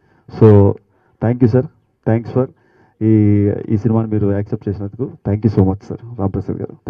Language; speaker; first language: Telugu; native; Telugu